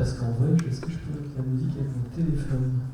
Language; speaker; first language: French; native; French